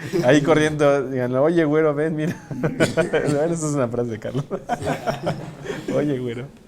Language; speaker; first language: Spanish; native; Spanish